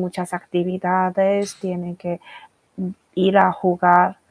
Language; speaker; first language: Spanish; non-native, fluent; Chinese